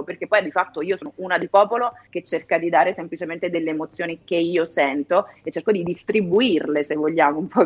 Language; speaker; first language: Italian; native; Italian